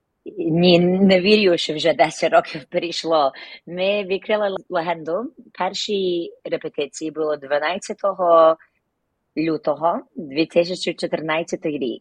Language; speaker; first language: Ukrainian; early bilingual, heritage; Ukrainian